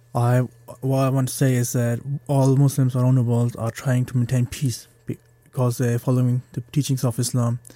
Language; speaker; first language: English; non-native, fluent; German